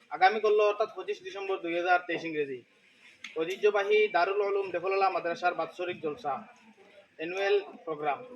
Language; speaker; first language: Bangla; native; Bangla